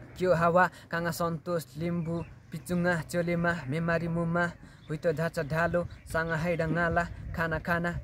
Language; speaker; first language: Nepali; non-native, local second language; Limbu